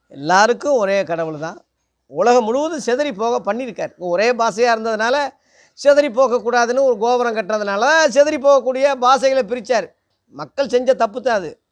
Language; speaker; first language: Tamil; non-native, local second language; Telugu